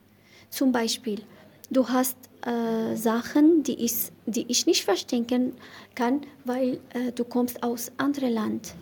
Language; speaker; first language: German; non-native, learner; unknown